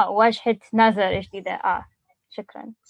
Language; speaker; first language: Arabic; non-native, learner; English